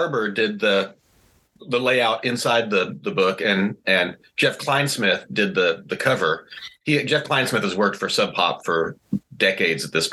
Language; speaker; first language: English; native; English